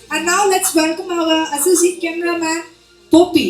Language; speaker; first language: English; non-native, local second language; Malayalam